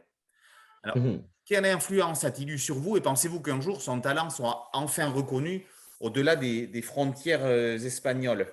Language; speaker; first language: French; native; French